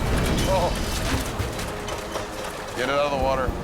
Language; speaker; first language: English; native; English